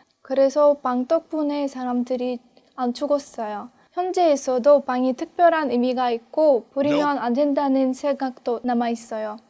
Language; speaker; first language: Korean; non-native, fluent; Russian